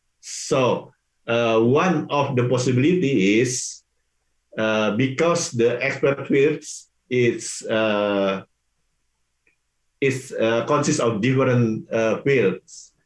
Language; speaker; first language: English; non-native, learner; Indonesian